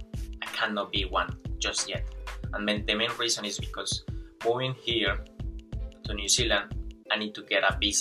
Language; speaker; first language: English; non-native, fluent; Spanish